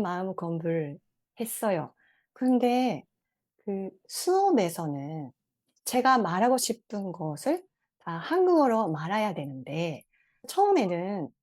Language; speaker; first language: Korean; non-native, fluent; Japanese